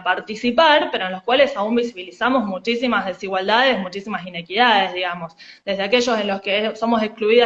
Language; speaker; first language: Spanish; native; Spanish